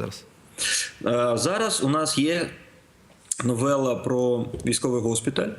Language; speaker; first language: Ukrainian; non-native, local second language; Russian